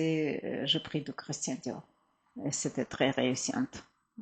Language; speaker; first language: French; non-native, fluent; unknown